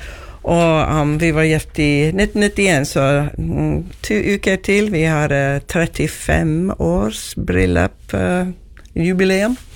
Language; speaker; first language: Norwegian; non-native, learner; English